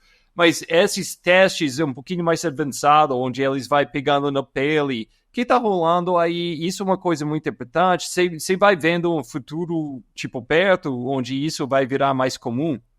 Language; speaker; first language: Portuguese; non-native, fluent; English